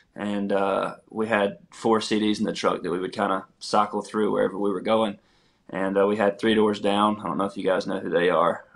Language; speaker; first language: English; native; English